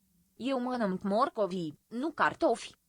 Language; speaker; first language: Romanian; non-native, learner; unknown